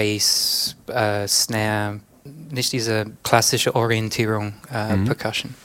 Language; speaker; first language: German; non-native, learner; English